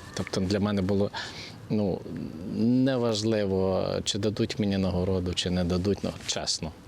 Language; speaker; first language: Ukrainian; native; Ukrainian